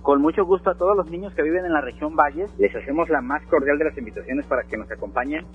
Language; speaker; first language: Spanish; native; Spanish